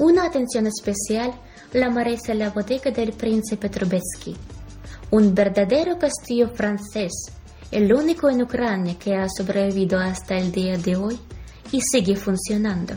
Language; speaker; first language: Spanish; non-native, fluent; Ukrainian